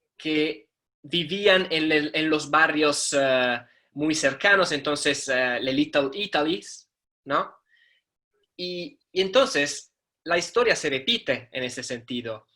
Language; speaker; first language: Spanish; non-native, fluent; Italian